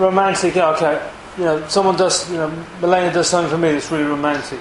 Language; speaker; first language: English; native; English